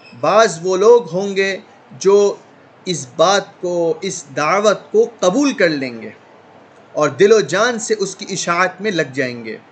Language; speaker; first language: Urdu; native; Urdu